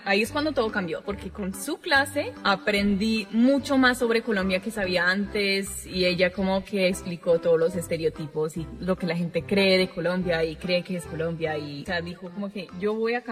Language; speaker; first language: Spanish; non-native, fluent; English